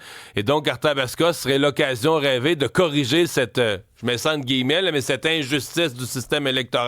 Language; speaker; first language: French; native; French